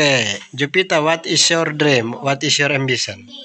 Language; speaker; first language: English; non-native, learner; Indonesian